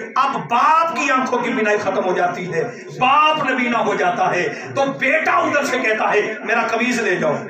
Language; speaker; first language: Urdu; non-native, local second language; Punjabi